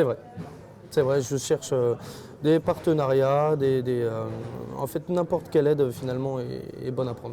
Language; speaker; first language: French; native; French